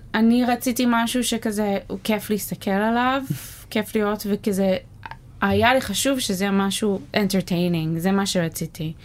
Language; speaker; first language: Hebrew; non-native, fluent; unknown